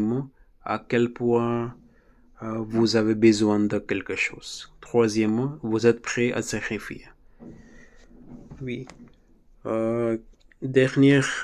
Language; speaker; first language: French; non-native, learner; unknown